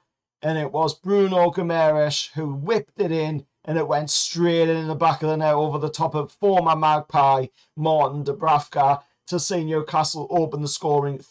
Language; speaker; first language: English; native; English